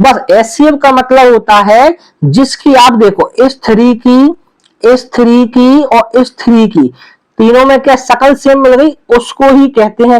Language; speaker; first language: Hindi; native; Hindi